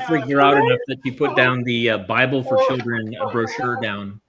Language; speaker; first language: English; native; English